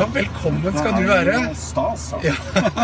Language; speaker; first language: Norwegian; native; Norwegian